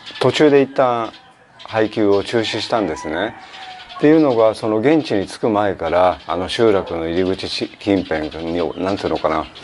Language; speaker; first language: Japanese; native; Japanese